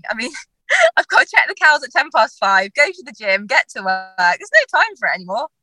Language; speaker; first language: English; native; English